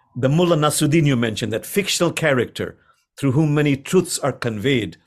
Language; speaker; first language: English; non-native, local second language; Bangla